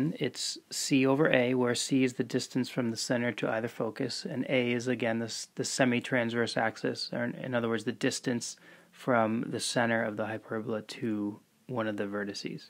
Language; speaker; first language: English; native; English